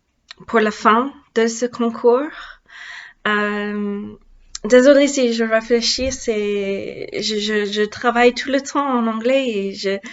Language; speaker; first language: French; non-native, learner; English